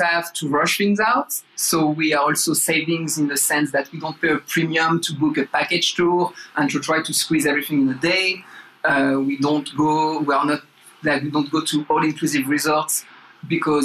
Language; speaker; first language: English; non-native, fluent; French